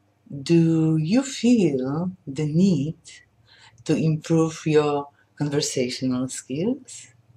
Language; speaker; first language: English; non-native, fluent; Polish